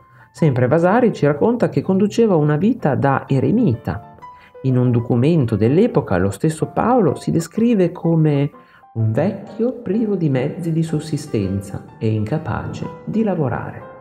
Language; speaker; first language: Italian; native; Italian